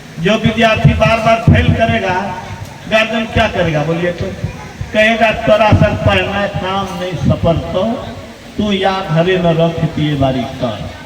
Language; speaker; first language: Hindi; native; Hindi